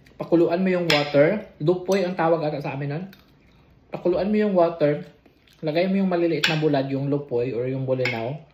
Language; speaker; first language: Filipino; non-native, local second language; Cebuano